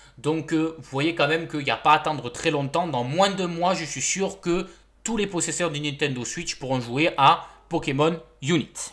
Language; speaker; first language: French; native; French